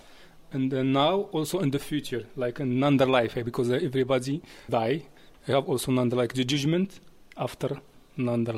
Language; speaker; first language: English; non-native, learner; Arabic